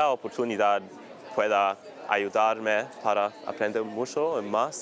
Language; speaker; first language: Spanish; non-native, learner; English